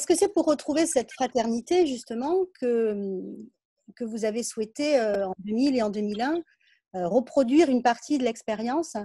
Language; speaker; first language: French; native; French